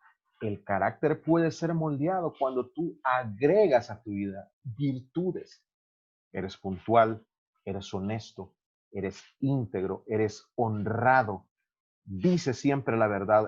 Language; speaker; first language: Spanish; native; Spanish